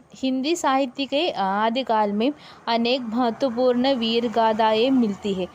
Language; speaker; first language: Hindi; non-native, local second language; Malayalam